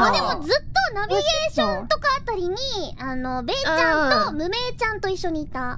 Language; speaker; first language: Japanese; native; Japanese